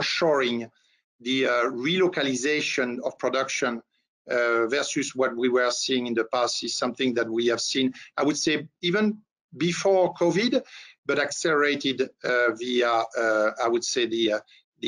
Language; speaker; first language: English; non-native, fluent; French